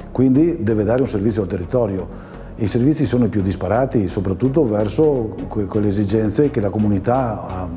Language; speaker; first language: Italian; native; Italian